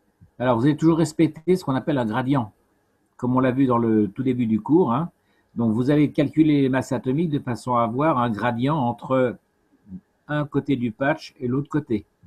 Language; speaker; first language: French; native; French